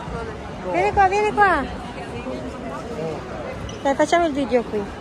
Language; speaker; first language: Italian; non-native, fluent; Filipino